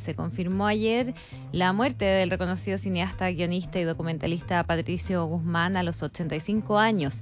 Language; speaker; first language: Spanish; native; Spanish